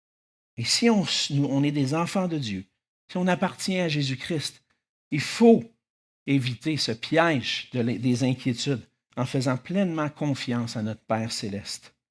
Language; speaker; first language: French; native; French